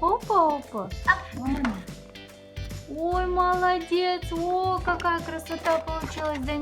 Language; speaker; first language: Russian; non-native, local second language; Kazakh